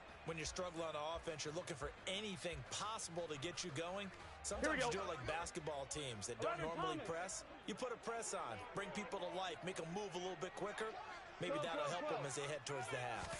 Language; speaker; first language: English; native; English